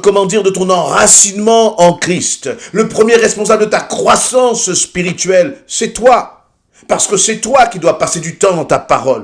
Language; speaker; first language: French; native; French